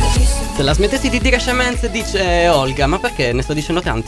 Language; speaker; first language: Italian; native; Italian